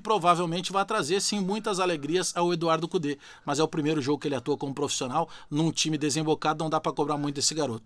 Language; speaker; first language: Portuguese; native; Portuguese